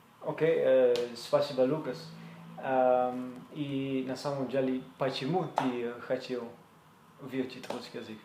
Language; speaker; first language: Russian; non-native, fluent; English